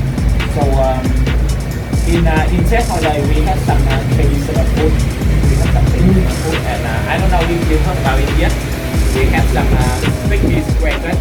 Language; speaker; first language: English; non-native, fluent; Vietnamese